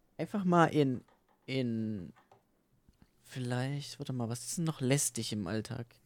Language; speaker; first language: German; native; German